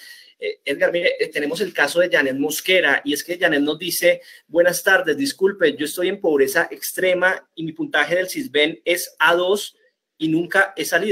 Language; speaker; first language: Spanish; native; Spanish